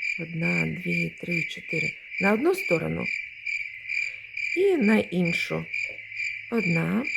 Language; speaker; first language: Ukrainian; native; Ukrainian